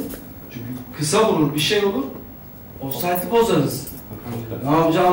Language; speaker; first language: Turkish; native; Turkish